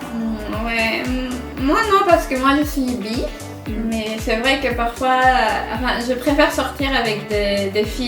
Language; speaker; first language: French; non-native, fluent; Spanish